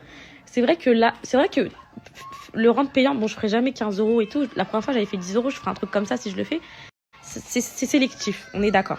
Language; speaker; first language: French; native; French